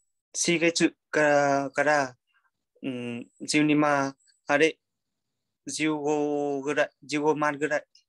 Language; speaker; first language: Japanese; non-native, learner; Vietnamese